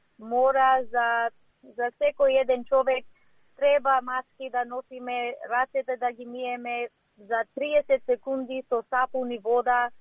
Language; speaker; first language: Macedonian; early bilingual, heritage; Macedonian